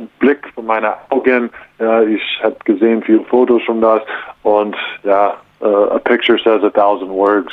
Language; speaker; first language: German; non-native, learner; English